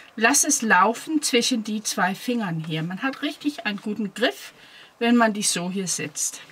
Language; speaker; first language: German; non-native, fluent; Danish